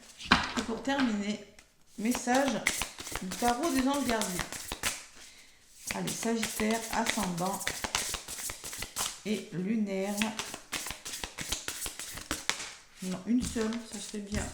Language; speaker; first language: French; native; French